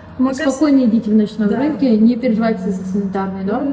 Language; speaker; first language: Russian; native; Russian